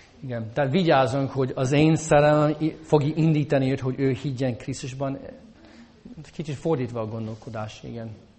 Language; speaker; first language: Hungarian; non-native, fluent; English